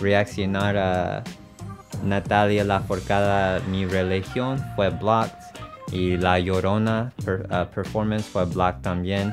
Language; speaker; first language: Spanish; non-native, learner; English